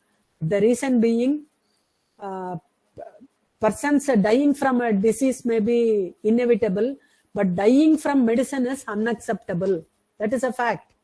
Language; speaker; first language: English; non-native, local second language; Tamil